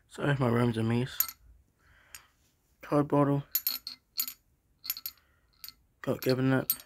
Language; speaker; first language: English; native; English